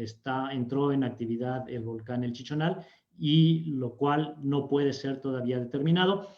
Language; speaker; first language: Spanish; native; Spanish